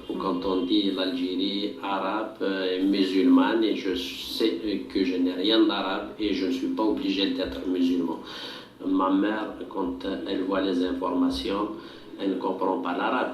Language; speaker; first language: French; non-native, local second language; Kabyle